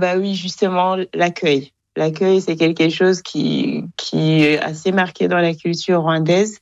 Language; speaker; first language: French; non-native, local second language; Kinyarwanda